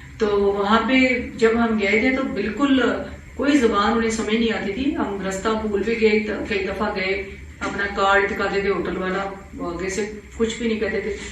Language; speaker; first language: Urdu; non-native, local second language; Punjabi